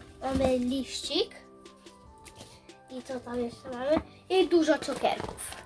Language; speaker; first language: Polish; early bilingual, heritage; Polish